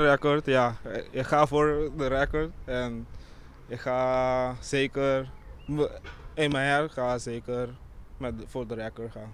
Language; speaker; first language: Dutch; non-native, local second language; Papiamento